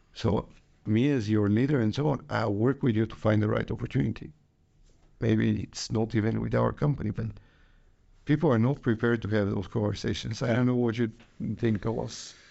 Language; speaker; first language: English; non-native, fluent; Bulgarian